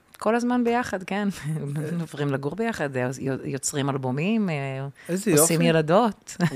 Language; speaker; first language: Hebrew; early bilingual, other home language; Russian